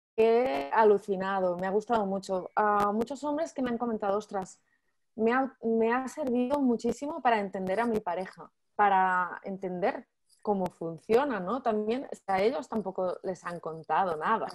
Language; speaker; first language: Spanish; native; Spanish